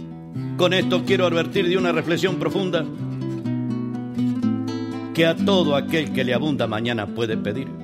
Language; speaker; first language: Spanish; native; Spanish